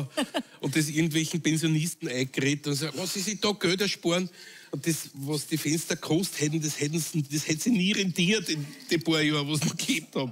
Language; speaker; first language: German; native; German